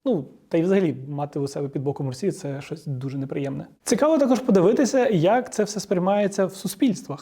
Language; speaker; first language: Ukrainian; native; Ukrainian